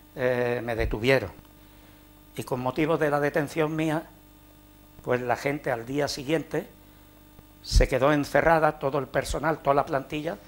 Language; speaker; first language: Spanish; native; Spanish